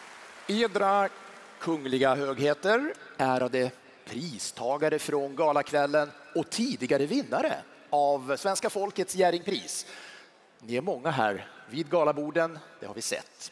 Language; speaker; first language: Swedish; native; Swedish